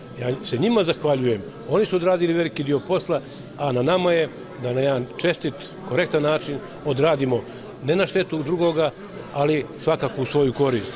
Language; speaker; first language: Bosnian; native; Bosnian